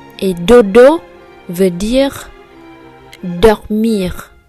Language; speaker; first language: French; non-native, fluent; Vietnamese